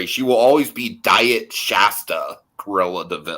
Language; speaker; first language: English; native; English